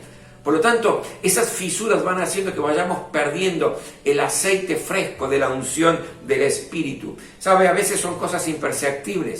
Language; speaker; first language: Spanish; native; Spanish